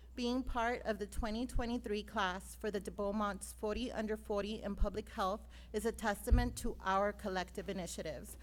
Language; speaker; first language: English; native; English